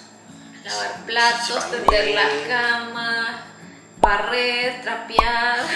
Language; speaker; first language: Spanish; native; Spanish